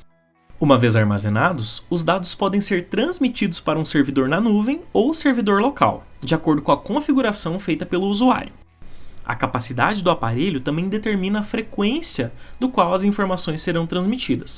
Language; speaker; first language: Portuguese; native; Portuguese